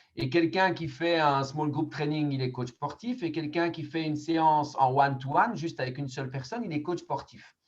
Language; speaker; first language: French; native; French